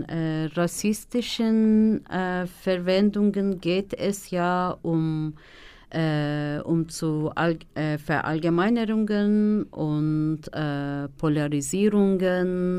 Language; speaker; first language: German; non-native, fluent; Turkish